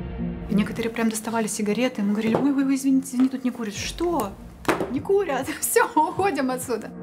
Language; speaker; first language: Russian; native; Russian